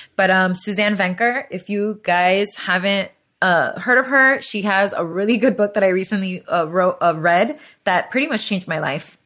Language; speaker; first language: English; early bilingual, other home language; Spanish